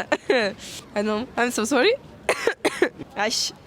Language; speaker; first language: English; non-native, learner; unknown